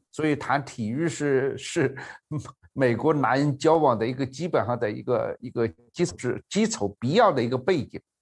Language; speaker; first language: Chinese; native; Chinese